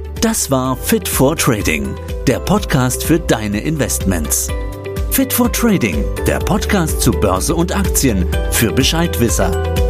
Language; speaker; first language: German; native; German